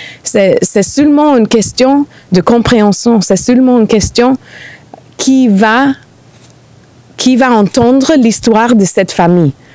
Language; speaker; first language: French; non-native, fluent; English